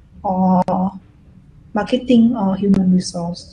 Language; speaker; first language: English; non-native, learner; Vietnamese